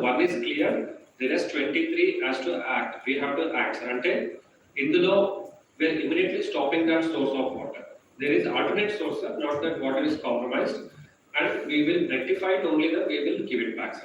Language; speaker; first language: English; non-native, local second language; Telugu